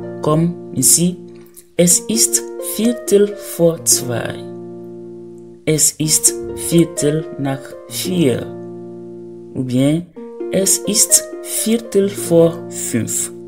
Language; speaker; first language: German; non-native, fluent; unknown